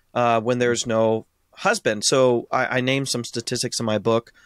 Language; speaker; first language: English; native; English